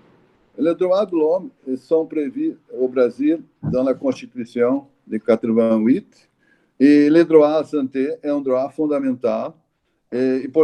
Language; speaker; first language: French; non-native, fluent; Portuguese